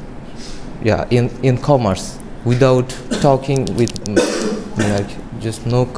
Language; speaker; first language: English; non-native, learner; Bangla